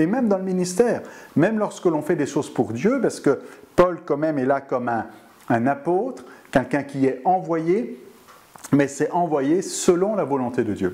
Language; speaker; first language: French; native; French